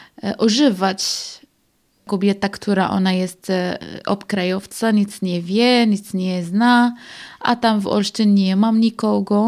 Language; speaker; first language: Polish; non-native, learner; Arabic